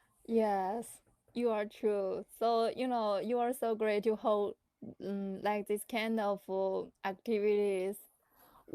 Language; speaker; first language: English; non-native, learner; Chinese